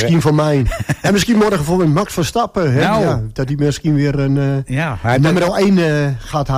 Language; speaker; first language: Dutch; native; Dutch